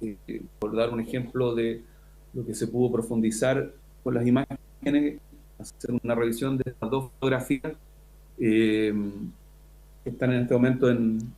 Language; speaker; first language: Spanish; native; Spanish